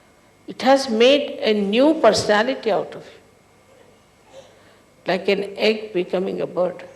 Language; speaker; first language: English; non-native, local second language; Hindi